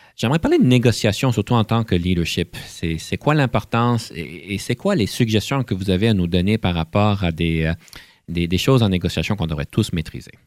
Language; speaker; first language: French; native; French